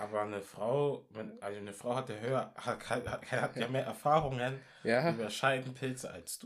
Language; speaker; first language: German; non-native, local second language; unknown